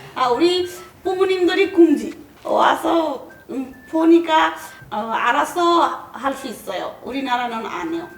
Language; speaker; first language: Korean; non-native, learner; Bangla